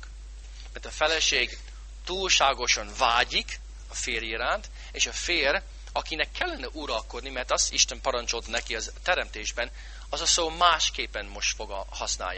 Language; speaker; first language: Hungarian; non-native, fluent; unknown